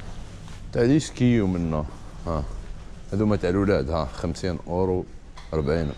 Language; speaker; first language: Arabic; native; Arabic